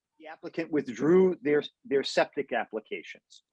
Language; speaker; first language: English; native; English